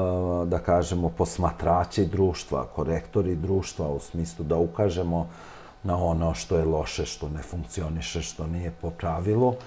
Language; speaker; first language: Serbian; non-native, local second language; Albanian